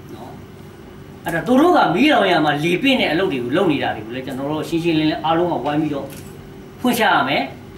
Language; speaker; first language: Burmese; non-native, local second language; S'gaw Karen